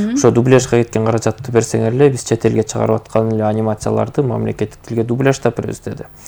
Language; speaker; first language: Kyrgyz; native; Kyrgyz